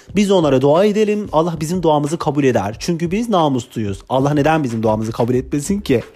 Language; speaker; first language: Turkish; non-native, local second language; Kurdish